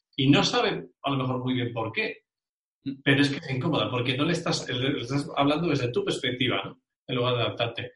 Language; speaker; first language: Spanish; native; Spanish